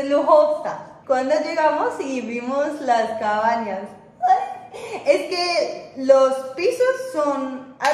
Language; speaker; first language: Spanish; non-native, fluent; English